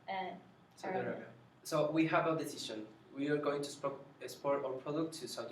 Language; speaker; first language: English; non-native, learner; Spanish